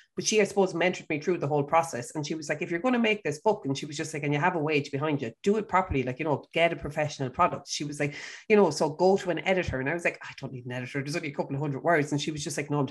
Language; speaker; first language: English; native; English